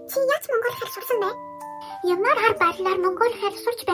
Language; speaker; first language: Mongolian; non-native, learner; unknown